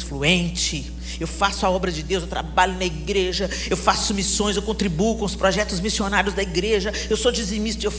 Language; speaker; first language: Portuguese; native; Portuguese